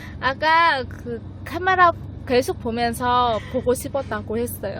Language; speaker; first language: Korean; non-native, learner; Vietnamese